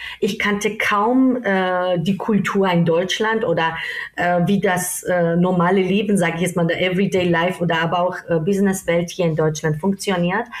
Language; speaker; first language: German; non-native, fluent; Georgian